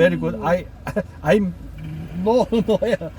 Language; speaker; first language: English; non-native, learner; Korean